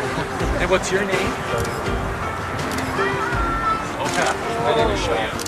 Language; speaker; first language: English; native; English